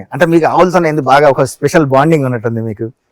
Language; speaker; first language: Telugu; native; Telugu